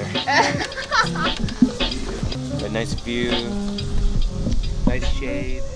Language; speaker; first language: English; native; English